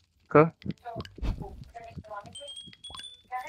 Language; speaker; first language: French; native; French